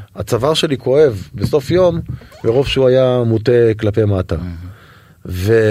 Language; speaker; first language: Hebrew; native; Hebrew